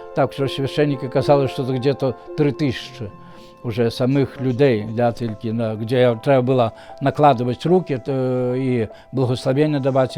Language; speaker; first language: Ukrainian; non-native, fluent; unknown